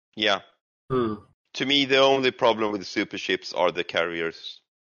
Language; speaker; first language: English; non-native, fluent; Swedish